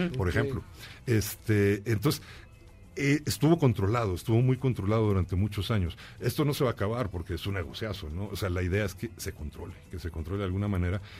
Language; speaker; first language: Spanish; native; Spanish